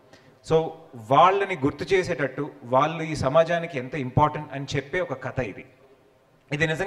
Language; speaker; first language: Telugu; native; Telugu